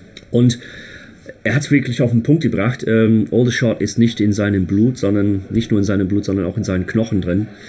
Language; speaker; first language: German; non-native, fluent; English